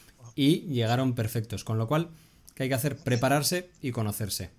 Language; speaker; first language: Spanish; native; Spanish